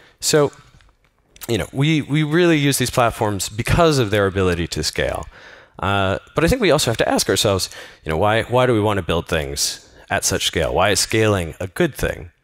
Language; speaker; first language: English; native; English